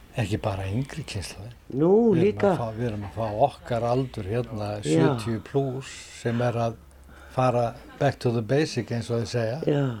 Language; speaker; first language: Icelandic; native; Icelandic